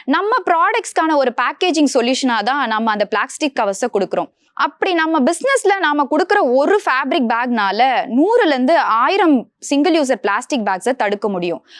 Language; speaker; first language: Tamil; native; Tamil